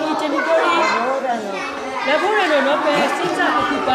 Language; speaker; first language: Italian; non-native, learner; Burmese